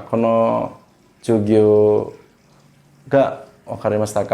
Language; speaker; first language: Japanese; non-native, fluent; Indonesian